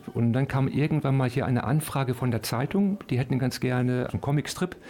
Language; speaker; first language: German; native; German